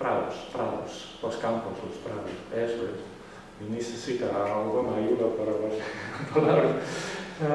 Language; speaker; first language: Spanish; non-native, learner; Western Frisian